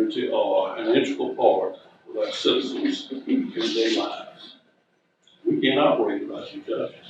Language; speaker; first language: English; native; English